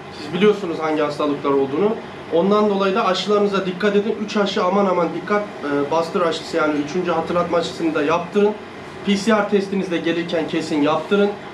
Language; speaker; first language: Turkish; native; Turkish